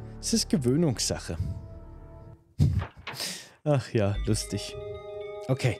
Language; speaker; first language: German; native; German